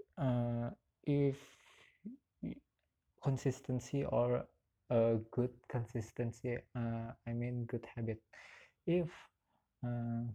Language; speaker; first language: English; non-native, learner; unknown